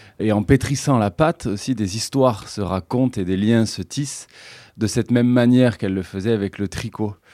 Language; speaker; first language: French; native; French